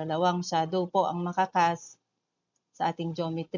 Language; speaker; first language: Filipino; native; Filipino